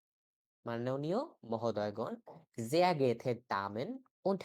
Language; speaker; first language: German; non-native, learner; Bangla